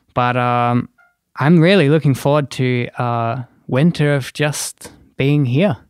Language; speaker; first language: English; native; English